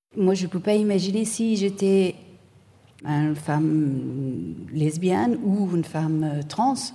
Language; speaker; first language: French; non-native, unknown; Persian